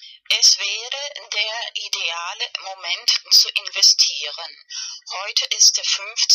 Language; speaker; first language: German; non-native, fluent; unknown